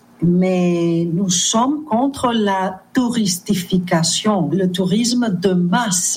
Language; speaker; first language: French; non-native, fluent; Greek